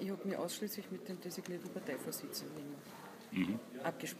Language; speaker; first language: German; native; German